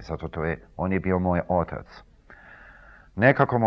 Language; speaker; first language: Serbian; early bilingual, heritage; Serbian